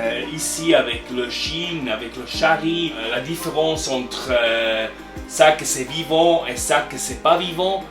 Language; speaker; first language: French; non-native, learner; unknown